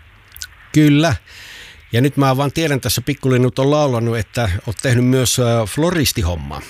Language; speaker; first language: Finnish; native; Finnish